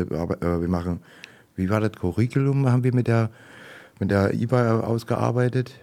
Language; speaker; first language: German; native; German